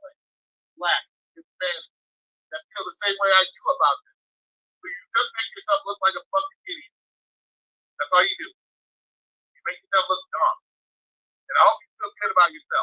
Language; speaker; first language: English; native; English